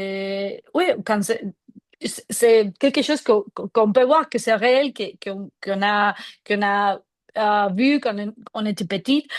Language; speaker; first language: French; non-native, fluent; Spanish